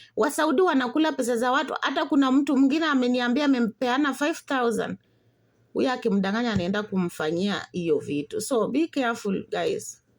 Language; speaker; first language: Swahili; non-native, local second language; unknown